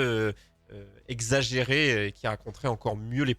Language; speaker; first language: French; native; French